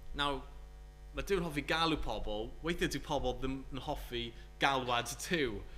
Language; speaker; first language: Welsh; native; Welsh